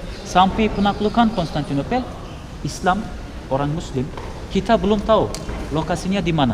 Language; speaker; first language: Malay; non-native, fluent; Turkish